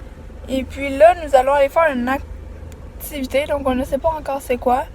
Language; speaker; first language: French; native; French